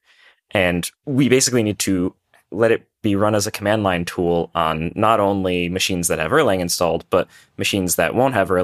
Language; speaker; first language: English; native; English